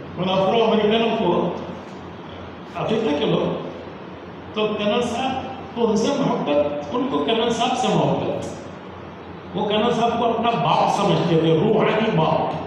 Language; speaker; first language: Urdu; native; Urdu